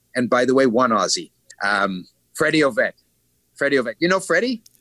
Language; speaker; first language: English; native; English